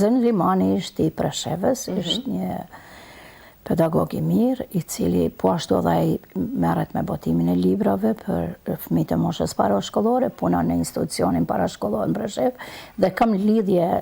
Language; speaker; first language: Albanian; native; Albanian